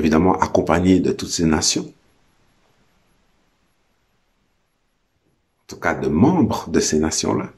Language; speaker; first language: French; native; French